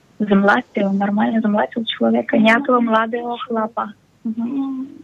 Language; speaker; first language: Czech; non-native, learner; Russian